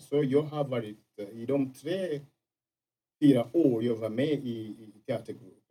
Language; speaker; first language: Swedish; non-native, fluent; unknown